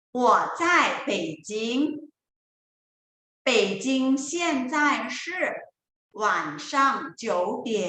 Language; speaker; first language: Chinese; non-native, fluent; Thai